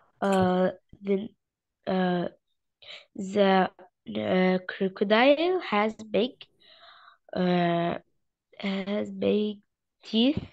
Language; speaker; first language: English; non-native, learner; Arabic